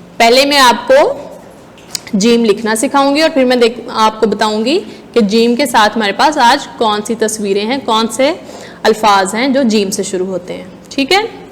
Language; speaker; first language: Hindi; non-native, local second language; Punjabi